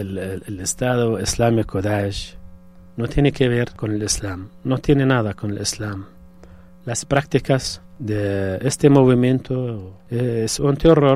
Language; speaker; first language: Spanish; non-native, fluent; Arabic